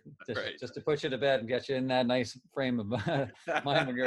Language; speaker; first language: English; native; English